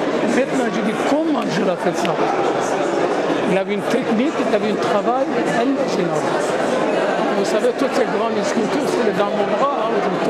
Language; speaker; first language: French; non-native, learner; Armenian